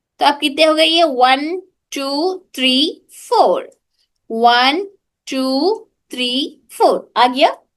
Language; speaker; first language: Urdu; native; Urdu